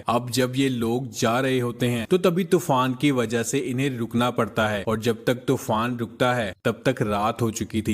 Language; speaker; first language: Hindi; native; Hindi